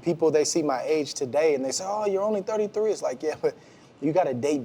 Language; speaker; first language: English; native; English